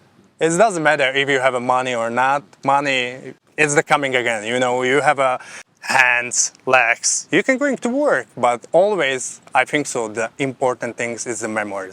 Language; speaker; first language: English; non-native, fluent; Slovak